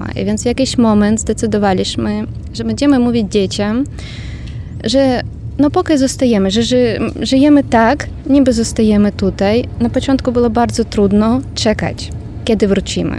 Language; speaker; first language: Polish; non-native, learner; Ukrainian